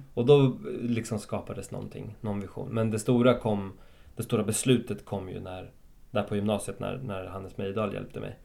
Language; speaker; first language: Swedish; early bilingual, other home language; Spanish